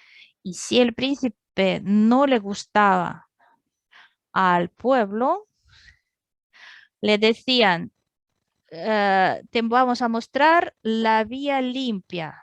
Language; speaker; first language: Spanish; non-native, fluent; Russian